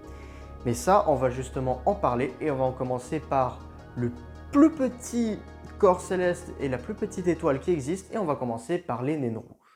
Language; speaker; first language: French; native; French